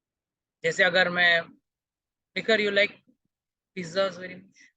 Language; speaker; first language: English; non-native, local second language; Hindi